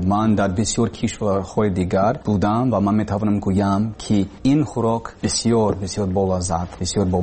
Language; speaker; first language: Persian; non-native, learner; English